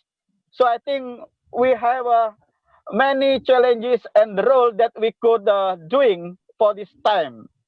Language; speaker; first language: English; non-native, local second language; Indonesian